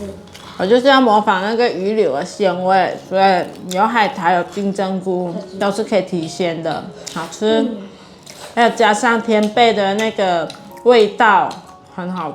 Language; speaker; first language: Chinese; native; Chinese